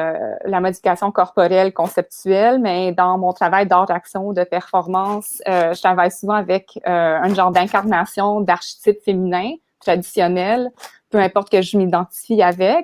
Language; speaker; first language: French; native; French